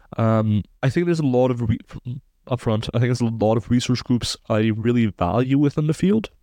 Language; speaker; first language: English; non-native, fluent; German